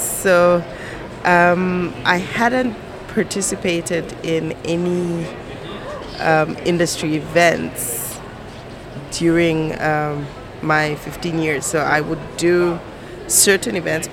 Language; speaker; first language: English; non-native, local second language; Bemba